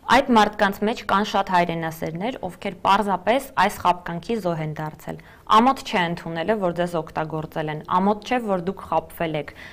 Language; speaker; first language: Armenian; native; Armenian